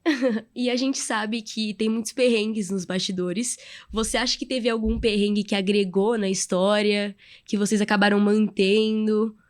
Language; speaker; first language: Portuguese; native; Portuguese